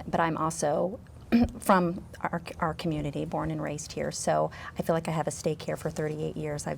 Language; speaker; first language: English; native; English